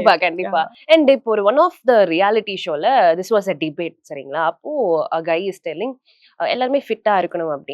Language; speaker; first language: Tamil; native; Tamil